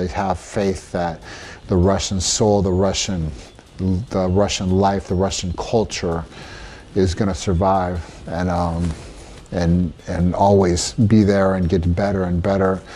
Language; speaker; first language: English; native; English